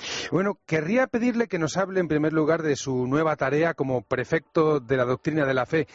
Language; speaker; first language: Spanish; native; Spanish